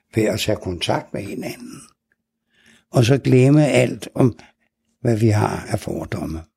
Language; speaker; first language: Danish; native; Danish